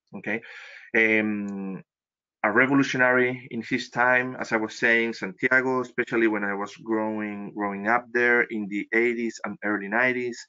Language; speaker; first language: English; non-native, fluent; Spanish